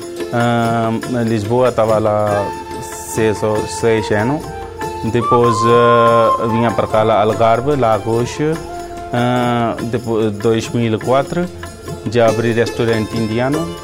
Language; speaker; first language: Portuguese; non-native, learner; Punjabi